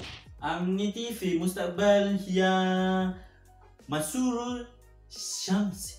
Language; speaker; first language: Arabic; non-native, learner; Malay